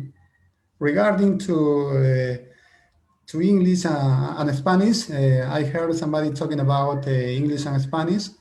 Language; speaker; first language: English; non-native, fluent; Spanish